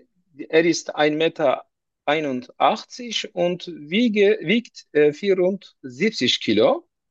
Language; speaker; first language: German; non-native, learner; Turkish